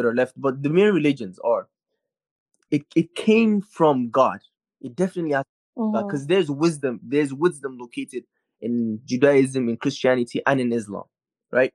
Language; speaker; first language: English; non-native, local second language; Hausa